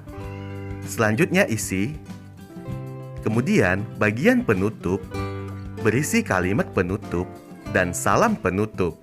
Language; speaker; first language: Indonesian; native; Indonesian